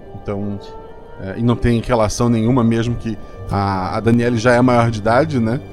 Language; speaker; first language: Portuguese; native; Portuguese